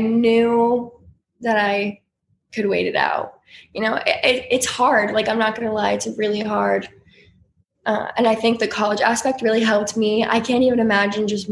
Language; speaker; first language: English; native; English